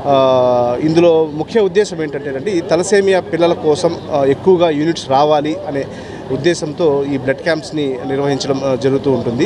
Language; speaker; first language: Telugu; native; Telugu